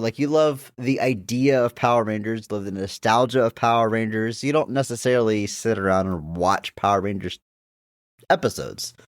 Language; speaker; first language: English; native; English